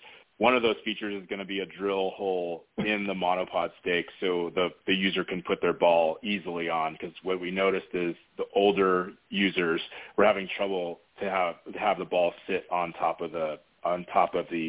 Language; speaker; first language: English; native; English